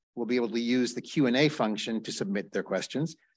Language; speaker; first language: English; early bilingual, other home language; Spanish